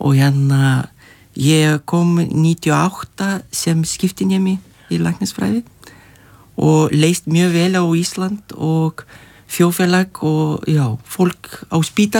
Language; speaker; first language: Icelandic; non-native, learner; Lithuanian